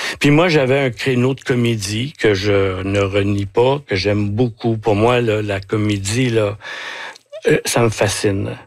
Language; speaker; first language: French; native; French